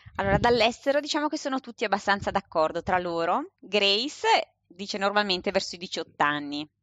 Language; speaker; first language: Italian; native; Italian